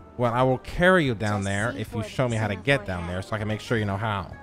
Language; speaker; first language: English; native; English